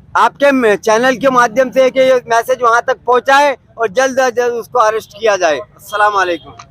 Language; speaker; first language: Hindi; non-native, local second language; Urdu